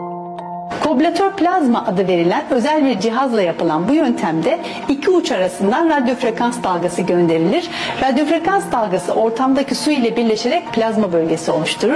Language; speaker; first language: Turkish; native; Turkish